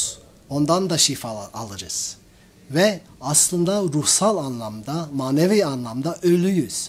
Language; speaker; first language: Turkish; non-native, fluent; English